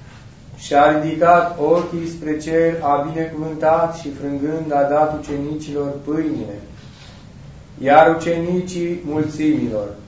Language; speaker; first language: Romanian; native; Romanian